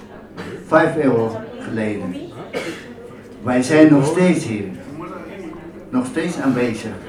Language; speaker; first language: Dutch; non-native, learner; Spanish